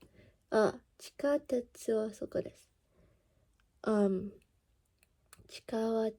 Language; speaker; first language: Japanese; non-native, learner; English